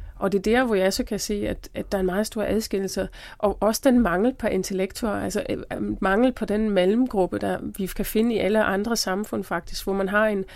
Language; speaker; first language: Danish; non-native, fluent; German